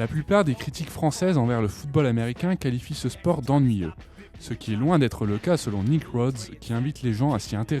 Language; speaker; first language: French; native; French